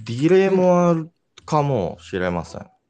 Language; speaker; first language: Japanese; non-native, learner; Indonesian